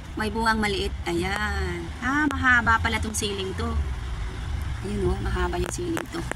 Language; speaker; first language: Filipino; non-native, local second language; Iloko